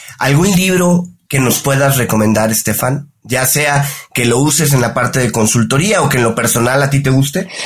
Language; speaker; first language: Spanish; native; Spanish